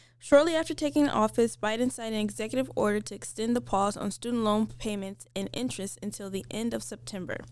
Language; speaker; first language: English; native; English